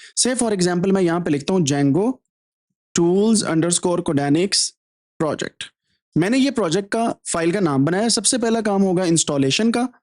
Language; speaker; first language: Urdu; native; Urdu